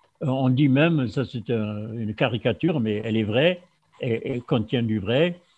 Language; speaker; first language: French; non-native, fluent; German